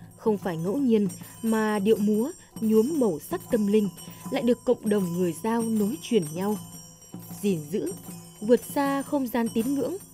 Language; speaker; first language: Vietnamese; native; Vietnamese